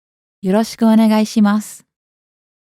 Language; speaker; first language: Japanese; non-native, fluent; English